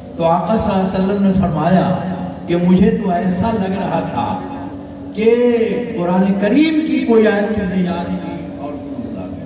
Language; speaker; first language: Urdu; native; Urdu